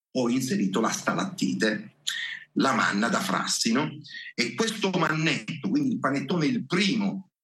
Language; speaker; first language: Italian; native; Italian